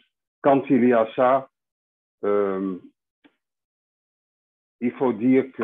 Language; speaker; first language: French; non-native, fluent; Dutch